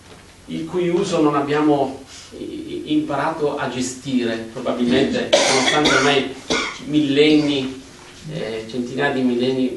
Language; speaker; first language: Italian; native; Italian